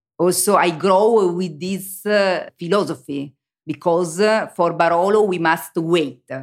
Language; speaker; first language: English; non-native, learner; Italian